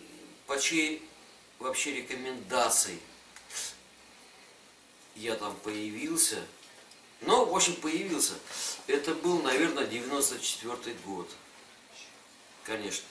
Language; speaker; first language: Russian; native; Russian